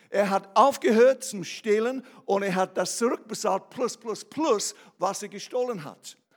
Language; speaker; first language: German; non-native, fluent; English